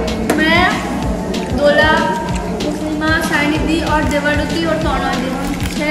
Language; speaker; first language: Hindi; non-native, local second language; Bangla